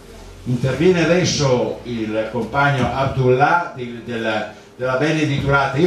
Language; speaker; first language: Italian; native; Italian